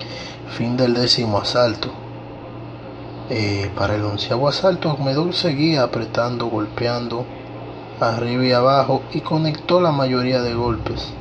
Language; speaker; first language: Spanish; native; Spanish